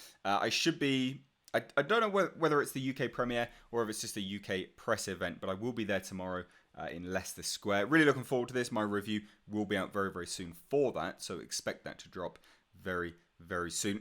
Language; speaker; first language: English; native; English